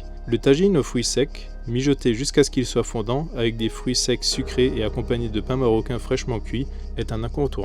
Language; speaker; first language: French; native; French